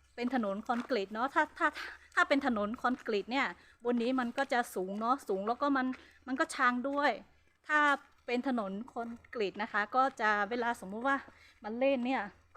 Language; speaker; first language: Thai; non-native, local second language; Hmong